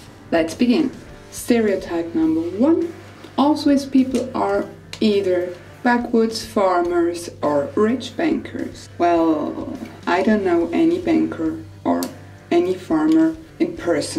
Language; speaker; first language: English; non-native, fluent; Swiss German